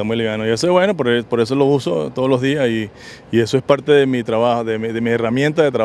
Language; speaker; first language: Spanish; native; Spanish